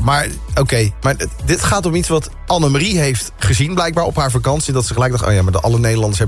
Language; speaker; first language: Dutch; native; Dutch